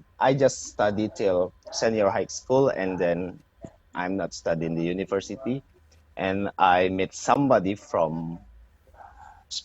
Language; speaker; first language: English; non-native, learner; Indonesian